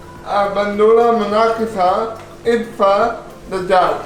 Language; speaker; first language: Arabic; non-native, learner; Urdu